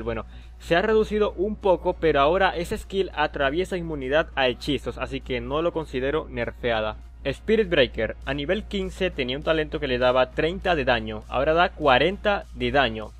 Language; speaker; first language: Spanish; native; Spanish